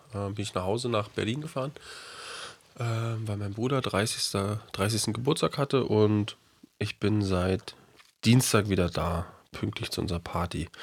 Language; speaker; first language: German; native; German